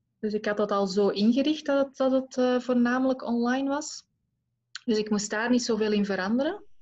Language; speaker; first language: Dutch; native; Dutch